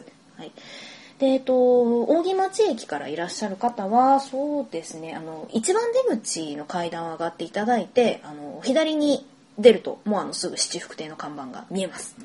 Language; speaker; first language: Japanese; native; Japanese